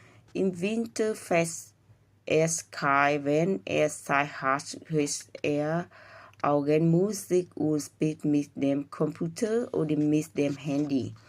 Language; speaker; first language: German; non-native, learner; Vietnamese